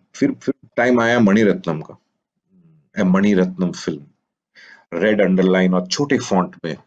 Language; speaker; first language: Hindi; native; Hindi